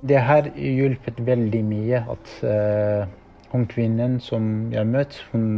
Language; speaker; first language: Norwegian; non-native, fluent; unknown